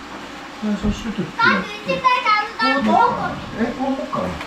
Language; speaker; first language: Finnish; native; Finnish